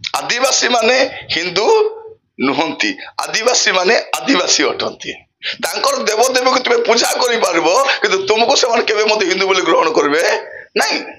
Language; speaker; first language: Odia; non-native, local second language; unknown